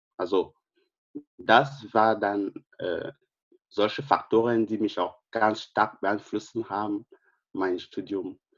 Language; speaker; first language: German; non-native, fluent; French